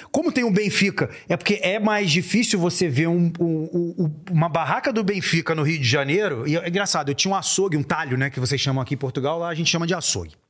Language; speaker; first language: Portuguese; native; Portuguese